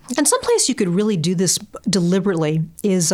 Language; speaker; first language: English; native; English